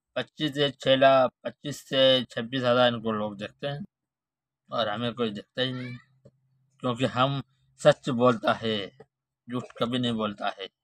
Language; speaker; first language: Urdu; non-native, local second language; Sindhi